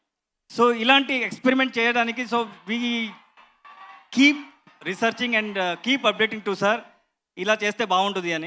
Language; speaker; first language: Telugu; non-native, learner; Kannada